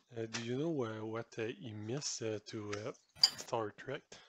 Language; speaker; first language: English; non-native, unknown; French